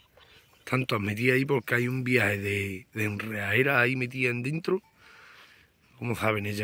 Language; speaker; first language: Spanish; native; Spanish